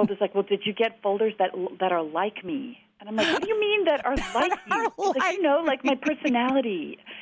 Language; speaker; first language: English; native; English